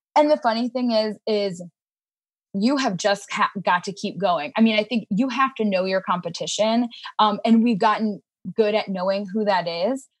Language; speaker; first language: English; native; English